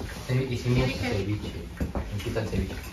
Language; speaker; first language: Spanish; early bilingual, heritage; Spanish